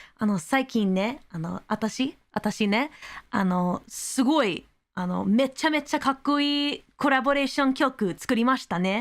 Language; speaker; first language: Japanese; non-native, learner; English